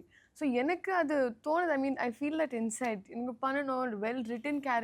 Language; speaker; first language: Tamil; non-native, learner; Telugu